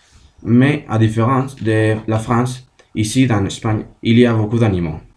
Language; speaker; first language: French; non-native, learner; Spanish